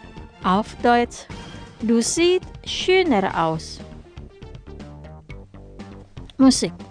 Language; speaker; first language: German; non-native, fluent; Indonesian